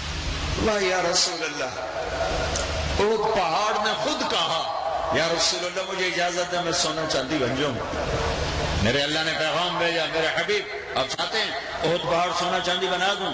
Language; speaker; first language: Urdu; non-native, local second language; Punjabi